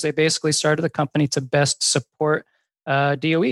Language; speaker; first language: English; native; English